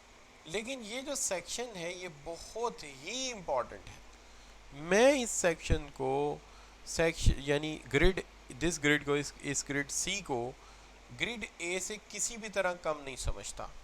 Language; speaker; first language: Urdu; native; Urdu